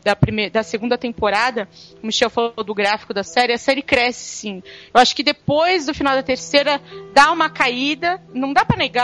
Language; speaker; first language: Portuguese; native; Portuguese